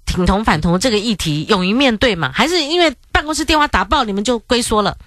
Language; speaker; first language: Chinese; native; Chinese